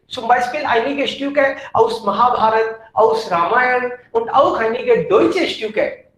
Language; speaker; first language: German; non-native, fluent; Hindi